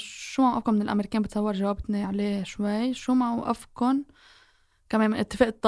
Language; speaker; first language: Arabic; native; Arabic